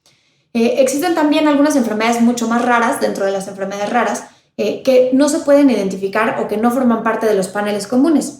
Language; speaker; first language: Spanish; native; Spanish